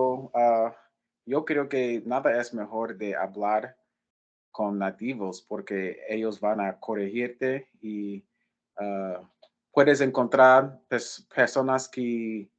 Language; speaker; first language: Spanish; non-native, fluent; English